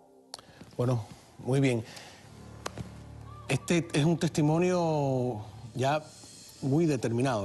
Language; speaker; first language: Spanish; native; Spanish